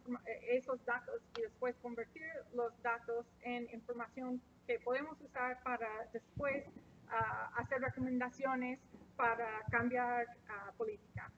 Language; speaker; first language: Spanish; non-native, fluent; English